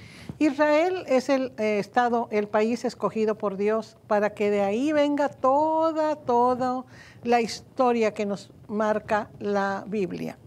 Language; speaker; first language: Spanish; native; Spanish